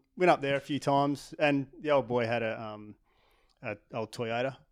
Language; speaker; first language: English; native; English